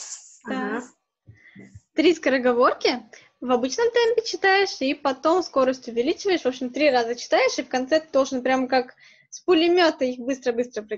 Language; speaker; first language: Russian; native; Russian